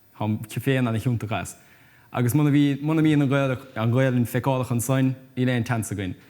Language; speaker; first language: Irish; native; Irish